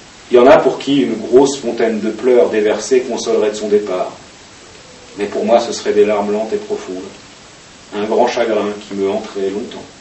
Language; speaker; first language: French; native; French